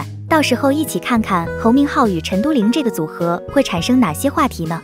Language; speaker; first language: Chinese; native; Chinese